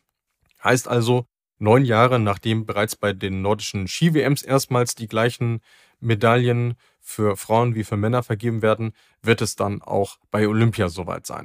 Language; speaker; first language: German; native; German